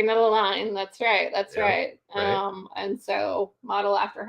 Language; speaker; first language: English; native; English